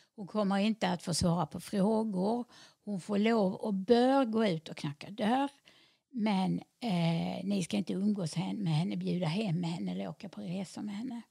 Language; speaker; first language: Swedish; native; Swedish